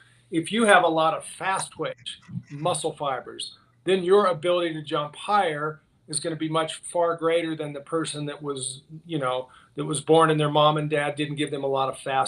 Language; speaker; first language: English; native; English